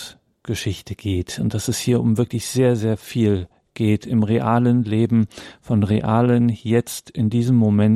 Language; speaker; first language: German; native; German